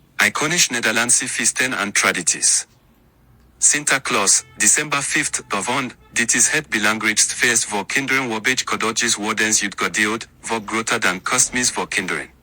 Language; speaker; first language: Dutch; non-native, learner; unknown